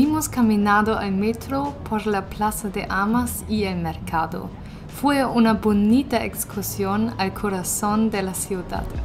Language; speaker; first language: Spanish; non-native, learner; German